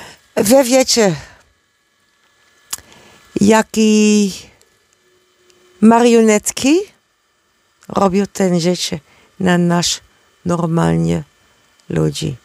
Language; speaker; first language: Polish; non-native, learner; Dutch